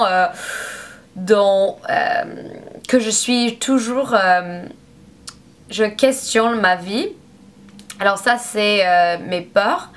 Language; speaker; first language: French; non-native, learner; English